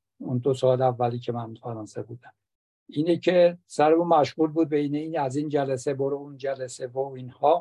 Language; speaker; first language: Persian; non-native, local second language; Azerbaijani